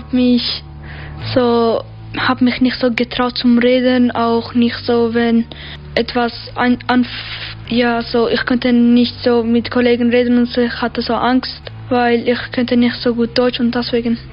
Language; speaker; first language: German; early bilingual, other home language; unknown